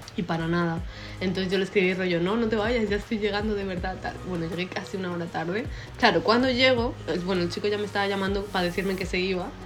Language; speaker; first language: Spanish; early bilingual, other home language; Arabic